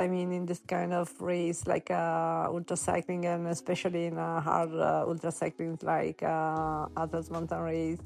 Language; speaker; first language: English; non-native, learner; Italian